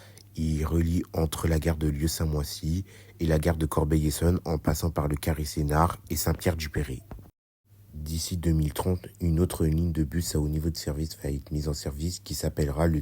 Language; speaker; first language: French; native; French